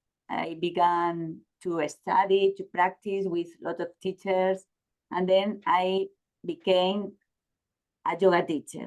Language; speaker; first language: English; non-native, learner; Spanish